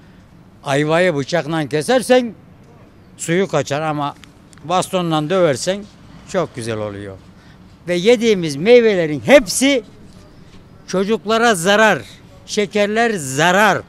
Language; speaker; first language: Turkish; native; Turkish